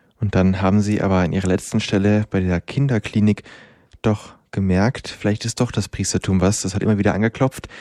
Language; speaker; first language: German; native; German